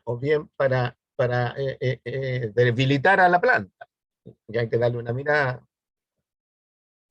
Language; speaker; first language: Spanish; native; Spanish